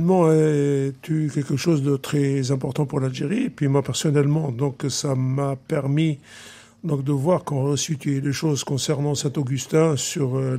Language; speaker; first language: French; non-native, local second language; Arabic